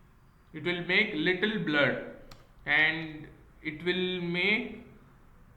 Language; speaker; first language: English; non-native, local second language; Kannada